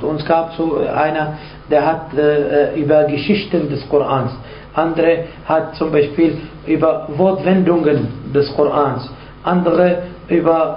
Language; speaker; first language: German; non-native, fluent; Arabic